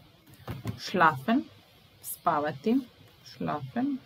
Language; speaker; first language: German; non-native, fluent; Serbian